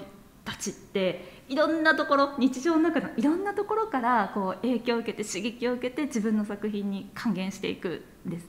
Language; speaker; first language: Japanese; native; Japanese